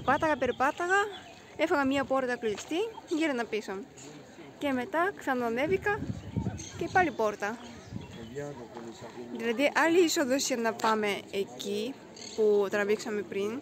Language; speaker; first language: Greek; non-native, fluent; Japanese